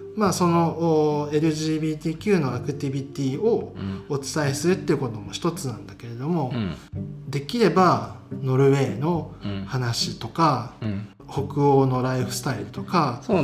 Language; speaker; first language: Japanese; native; Japanese